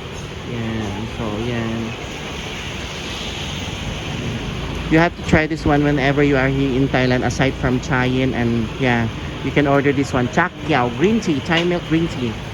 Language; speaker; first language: English; non-native, local second language; Filipino